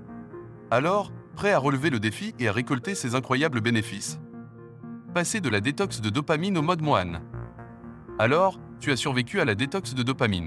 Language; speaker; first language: French; native; French